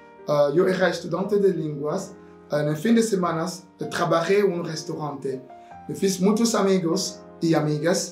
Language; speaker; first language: Portuguese; non-native, learner; French